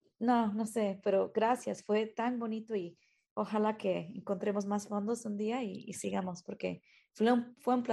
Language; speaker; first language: Spanish; early bilingual, heritage; Spanish